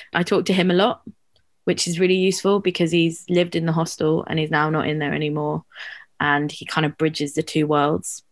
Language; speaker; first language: English; native; English